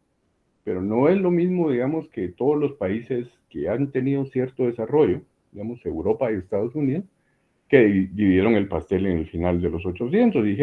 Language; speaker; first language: Spanish; native; Spanish